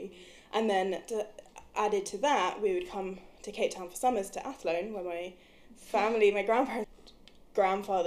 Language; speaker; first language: English; native; English